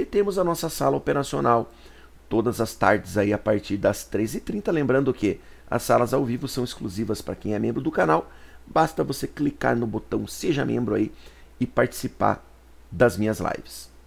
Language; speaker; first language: Portuguese; native; Portuguese